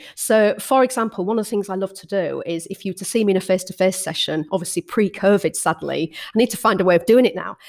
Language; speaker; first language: English; native; English